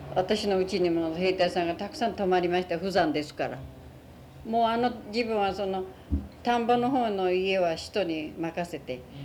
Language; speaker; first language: Japanese; native; Japanese